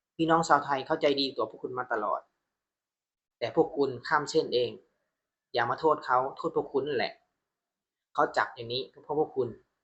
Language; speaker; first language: Thai; non-native, fluent; Burmese